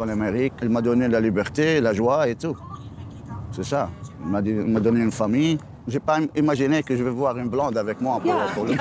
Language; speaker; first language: French; non-native, local second language; Arabic